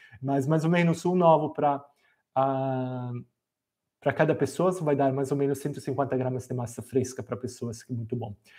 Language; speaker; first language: Portuguese; non-native, fluent; Italian